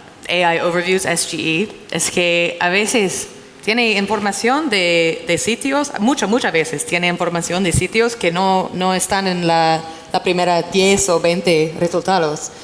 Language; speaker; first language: Spanish; non-native, fluent; English